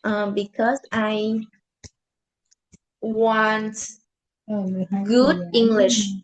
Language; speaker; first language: English; non-native, learner; Vietnamese